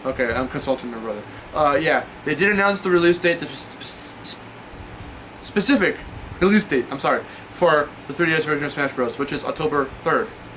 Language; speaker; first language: English; native; English